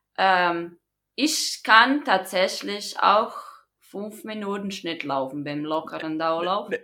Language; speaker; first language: German; non-native, fluent; Croatian